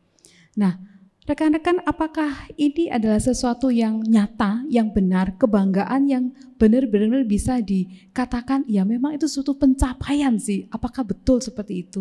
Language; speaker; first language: Indonesian; native; Indonesian